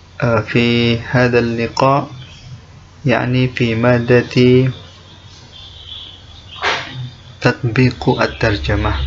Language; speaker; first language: Arabic; non-native, fluent; Indonesian